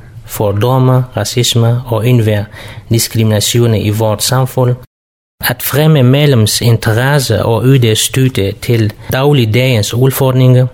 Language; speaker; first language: Danish; non-native, learner; Kurdish